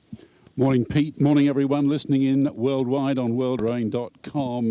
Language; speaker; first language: English; native; English